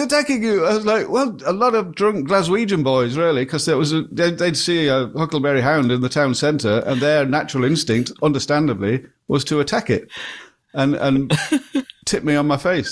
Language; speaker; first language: English; native; English